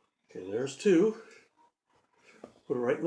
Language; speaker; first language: English; native; English